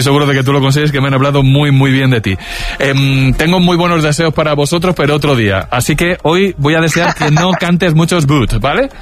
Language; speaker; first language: Spanish; native; Spanish